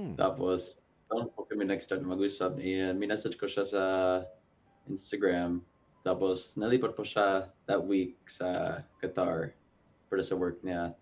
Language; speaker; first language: Filipino; non-native, fluent; English